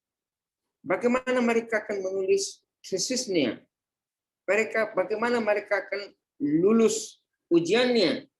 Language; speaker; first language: Indonesian; non-native, fluent; Hindi